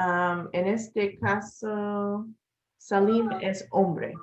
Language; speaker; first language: Spanish; non-native, learner; English